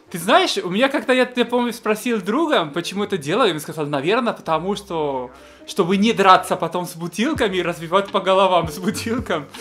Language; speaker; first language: Russian; non-native, fluent; Spanish